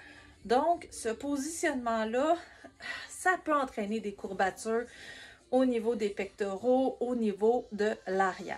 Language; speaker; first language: French; native; French